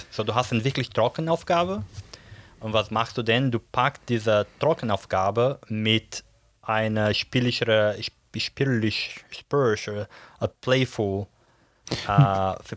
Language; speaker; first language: German; non-native, fluent; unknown